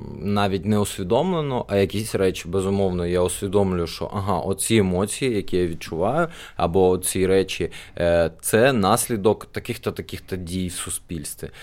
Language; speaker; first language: Ukrainian; non-native, local second language; Russian